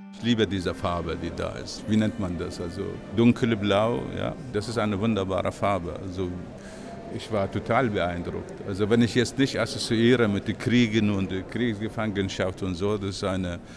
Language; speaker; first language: German; non-native, fluent; Arabic